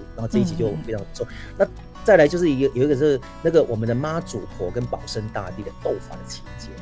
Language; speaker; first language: Chinese; non-native, local second language; Min Nan Chinese